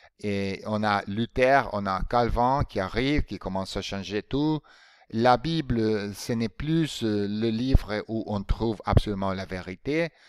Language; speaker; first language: French; non-native, fluent; Spanish